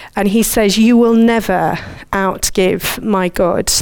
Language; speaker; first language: English; native; English